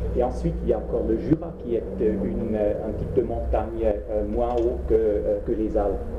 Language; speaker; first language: French; non-native, local second language; Swiss German